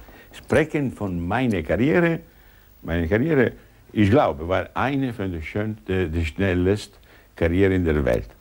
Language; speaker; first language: German; non-native, learner; Italian